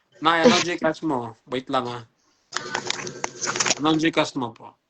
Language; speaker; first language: Filipino; non-native, learner; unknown